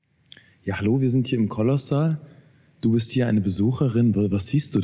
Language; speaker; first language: German; native; German